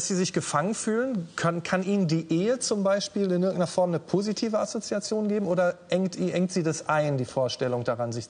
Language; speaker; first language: German; native; German